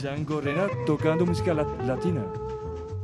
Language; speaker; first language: Spanish; non-native, fluent; French